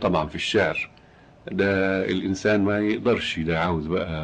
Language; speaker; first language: Arabic; native; Arabic